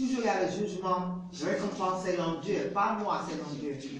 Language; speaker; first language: French; non-native, learner; English